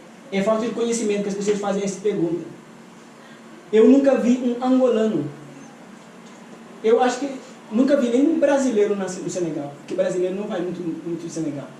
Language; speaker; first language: Portuguese; non-native, fluent; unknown